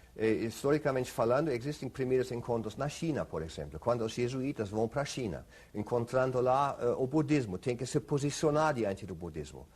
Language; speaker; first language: Portuguese; non-native, fluent; German